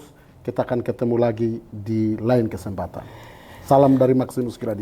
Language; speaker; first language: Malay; non-native, local second language; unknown